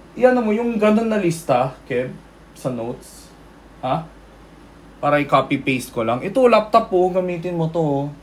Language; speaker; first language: Filipino; early bilingual, other home language; Korean